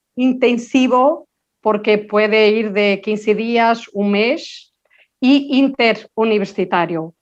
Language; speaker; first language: Spanish; non-native, local second language; Portuguese